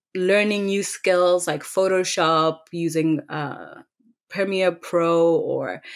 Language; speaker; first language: English; non-native, local second language; Tswana